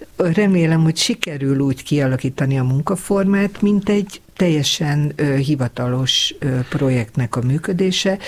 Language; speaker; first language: Hungarian; native; Hungarian